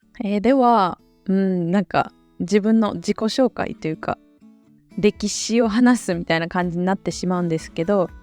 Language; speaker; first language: Japanese; native; Japanese